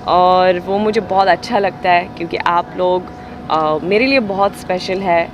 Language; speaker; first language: Hindi; non-native, fluent; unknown